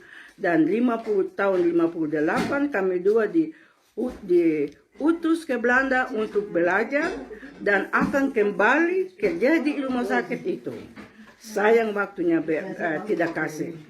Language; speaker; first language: Indonesian; non-native, local second language; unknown